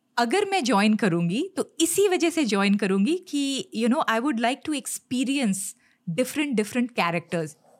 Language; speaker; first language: Hindi; native; Hindi